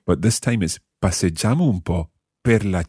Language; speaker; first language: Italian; non-native, fluent; English